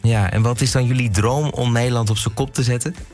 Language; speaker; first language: Dutch; native; Dutch